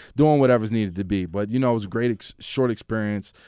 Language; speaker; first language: English; native; English